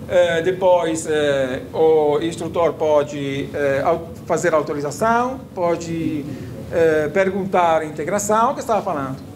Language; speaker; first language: Portuguese; non-native, fluent; Italian